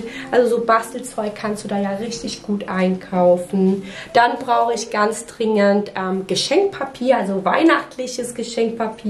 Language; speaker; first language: German; native; German